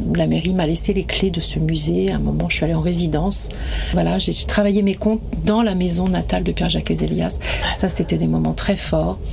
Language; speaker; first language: French; native; French